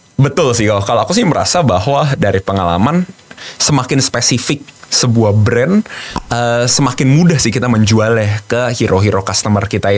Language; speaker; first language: Indonesian; native; Indonesian